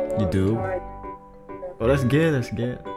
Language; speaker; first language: English; non-native, fluent; Indonesian